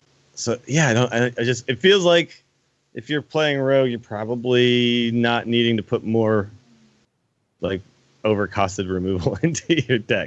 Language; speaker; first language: English; native; English